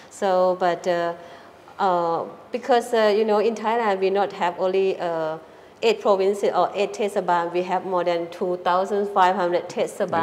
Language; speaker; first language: English; non-native, fluent; Thai